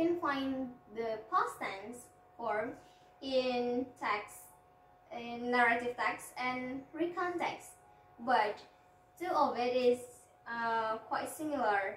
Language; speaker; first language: English; non-native, fluent; Indonesian